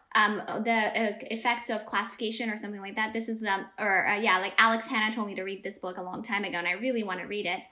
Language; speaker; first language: English; early bilingual, other home language; Amharic